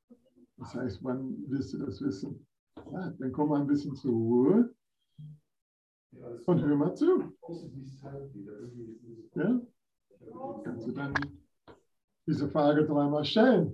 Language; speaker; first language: German; non-native, fluent; English